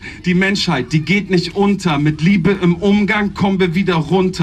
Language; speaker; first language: German; native; German